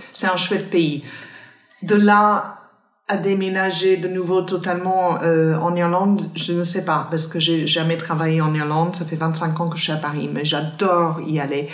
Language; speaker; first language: French; non-native, fluent; English